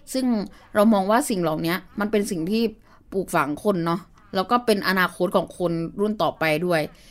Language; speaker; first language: Thai; early bilingual, other home language; Burmese